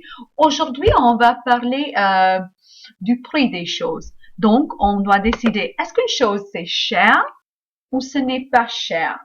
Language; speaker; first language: French; non-native, fluent; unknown